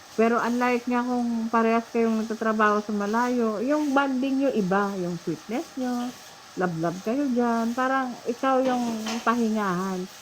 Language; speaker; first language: Filipino; non-native, local second language; Hiligaynon